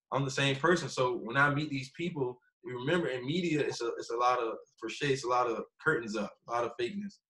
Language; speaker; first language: English; native; English